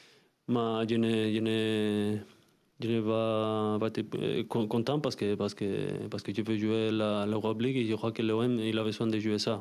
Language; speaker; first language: French; non-native, fluent; Spanish